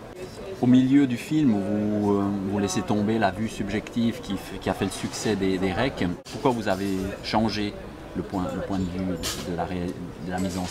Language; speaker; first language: French; native; French